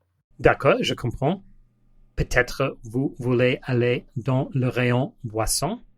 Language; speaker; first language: French; non-native, learner; English